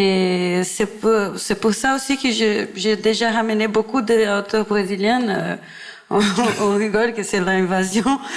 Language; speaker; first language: French; non-native, fluent; Portuguese